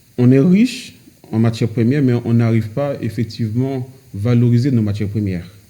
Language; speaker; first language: French; early bilingual, other home language; Haitian Creole